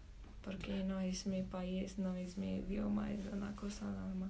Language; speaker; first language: Spanish; non-native, learner; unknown